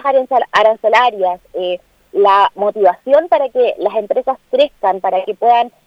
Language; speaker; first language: Spanish; native; Spanish